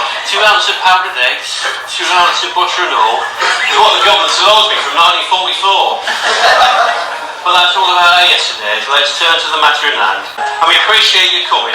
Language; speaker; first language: English; native; English